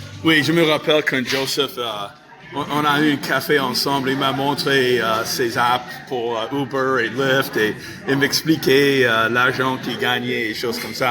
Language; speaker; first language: French; non-native, fluent; English